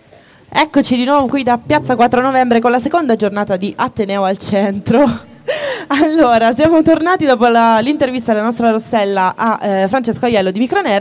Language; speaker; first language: Italian; native; Italian